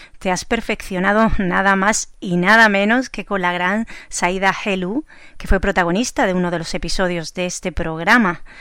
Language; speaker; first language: Spanish; native; Spanish